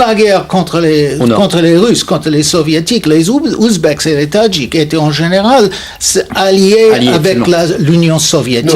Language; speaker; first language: French; non-native, fluent; English